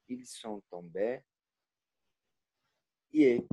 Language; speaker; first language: French; non-native, learner; Portuguese